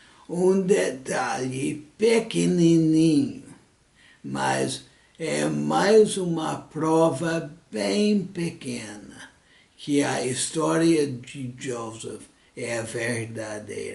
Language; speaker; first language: Portuguese; non-native, fluent; English